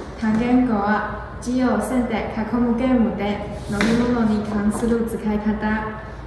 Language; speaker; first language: Japanese; non-native, learner; Chinese